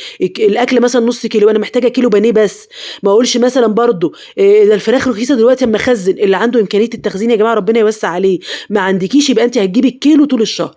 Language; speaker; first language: Arabic; native; Arabic